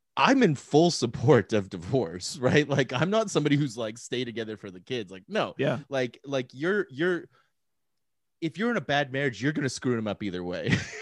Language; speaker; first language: English; native; English